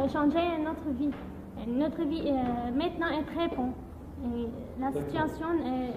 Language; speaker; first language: French; non-native, learner; Arabic